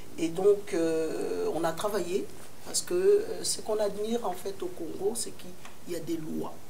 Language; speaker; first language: French; non-native, local second language; Lingala